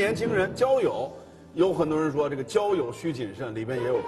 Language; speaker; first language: Chinese; native; Chinese